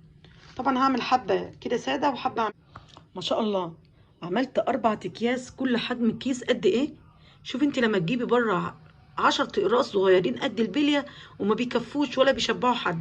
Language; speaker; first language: Arabic; native; Arabic